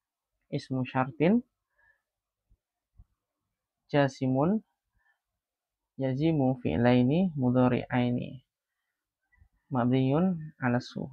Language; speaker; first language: Arabic; non-native, fluent; Indonesian